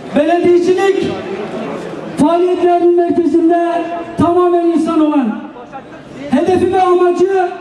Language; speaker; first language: Turkish; native; Turkish